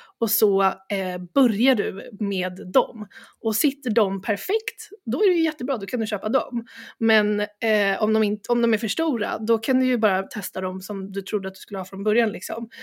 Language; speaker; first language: Swedish; native; Swedish